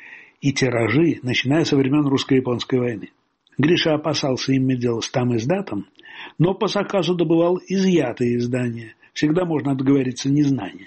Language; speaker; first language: Russian; native; Russian